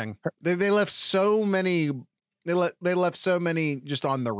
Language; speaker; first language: English; native; English